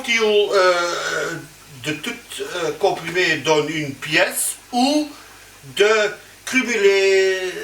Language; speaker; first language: French; non-native, learner; Dutch